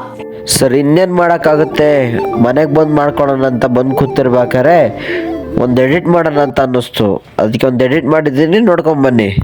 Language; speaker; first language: Kannada; native; Kannada